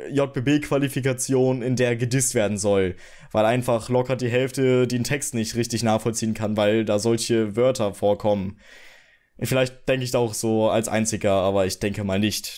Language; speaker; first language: German; native; German